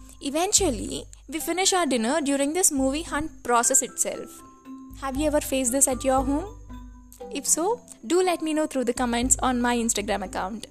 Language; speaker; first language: English; non-native, local second language; Tamil